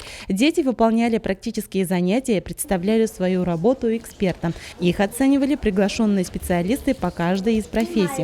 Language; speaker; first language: Russian; native; Russian